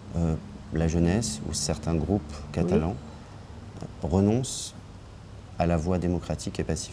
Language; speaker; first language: French; native; French